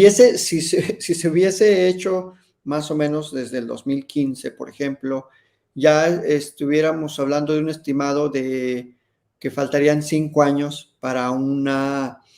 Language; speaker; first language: Spanish; native; Spanish